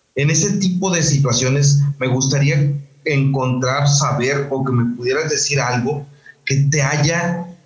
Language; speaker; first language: Spanish; native; Spanish